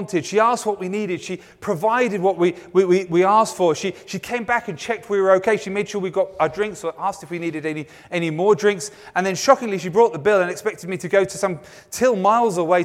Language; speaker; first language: English; native; English